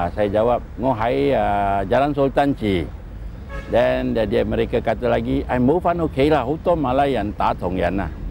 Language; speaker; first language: Malay; native; Malay